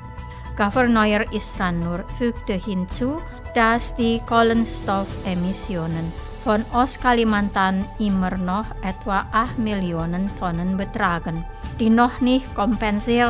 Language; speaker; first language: German; non-native, fluent; Indonesian